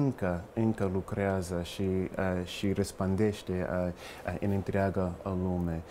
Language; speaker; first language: Romanian; non-native, fluent; English